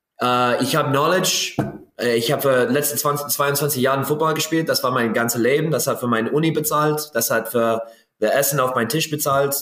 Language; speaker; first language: German; non-native, learner; English